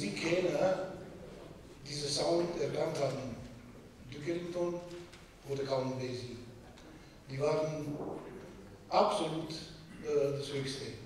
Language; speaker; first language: German; non-native, fluent; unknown